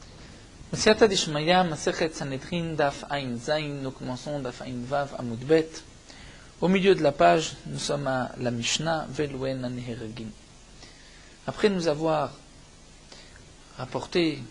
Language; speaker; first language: French; native; French